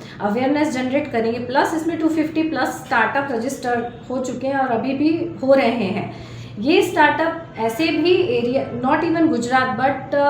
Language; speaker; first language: Hindi; non-native, local second language; Gujarati